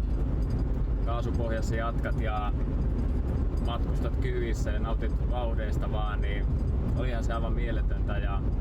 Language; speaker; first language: Finnish; native; Finnish